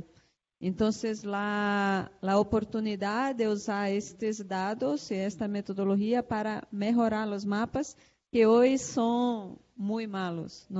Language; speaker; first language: Spanish; non-native, learner; Portuguese